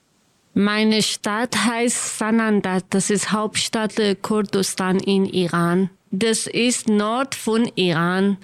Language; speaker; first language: German; non-native, learner; Kurdish